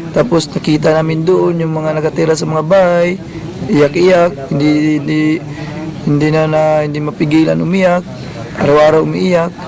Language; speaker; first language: Filipino; non-native, local second language; Cebuano